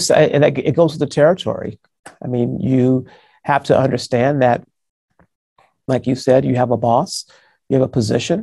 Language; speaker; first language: English; native; English